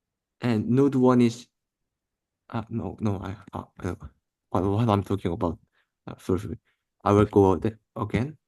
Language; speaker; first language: English; non-native, learner; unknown